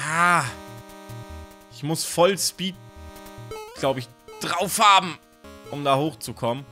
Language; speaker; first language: German; native; German